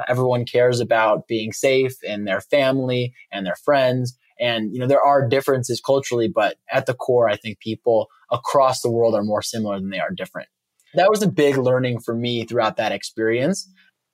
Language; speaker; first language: English; native; English